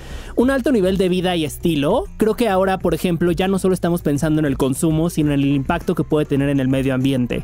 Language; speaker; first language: Spanish; native; Spanish